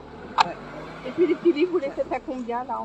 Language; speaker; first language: French; native; French